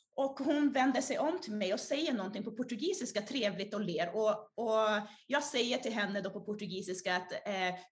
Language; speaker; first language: Swedish; early bilingual, other home language; Portuguese